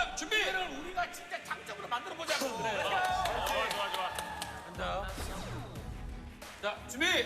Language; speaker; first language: Korean; native; Korean